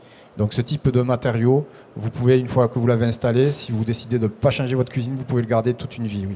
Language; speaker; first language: French; native; French